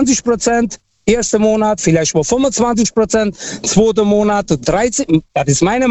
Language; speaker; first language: German; non-native, fluent; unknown